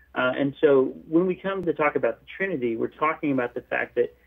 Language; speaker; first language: English; native; English